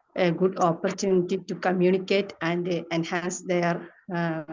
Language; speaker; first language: English; non-native, local second language; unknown